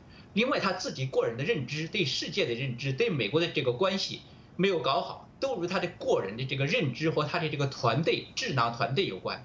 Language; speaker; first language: Chinese; native; Chinese